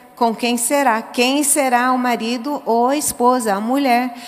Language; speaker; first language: Portuguese; early bilingual, other home language; English